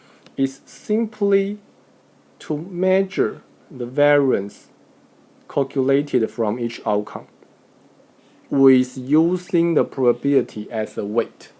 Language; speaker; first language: English; non-native, fluent; Chinese